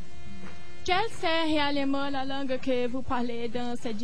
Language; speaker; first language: French; non-native, learner; Portuguese